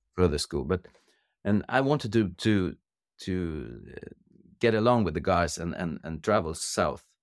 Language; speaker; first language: English; non-native, fluent; Norwegian